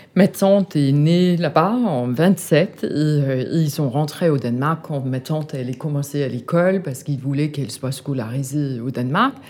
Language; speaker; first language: French; non-native, fluent; Danish